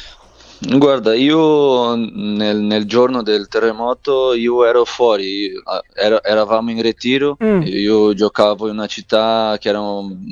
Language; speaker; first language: Italian; non-native, fluent; Portuguese